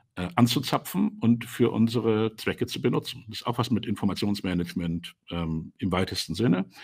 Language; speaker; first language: German; native; German